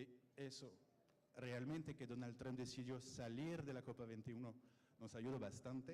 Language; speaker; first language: Spanish; non-native, fluent; French